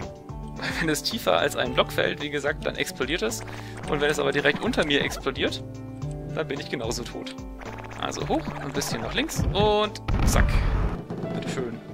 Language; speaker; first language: German; native; German